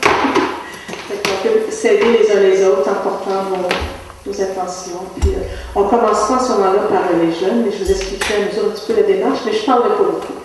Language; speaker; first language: French; native; French